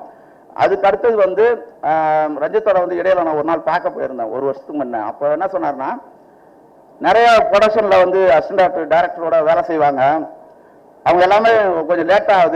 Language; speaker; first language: Tamil; native; Tamil